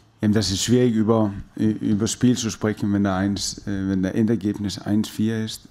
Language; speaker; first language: German; non-native, fluent; Danish